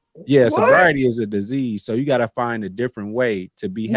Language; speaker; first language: English; native; English